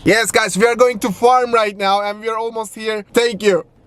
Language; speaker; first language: English; non-native, learner; Turkish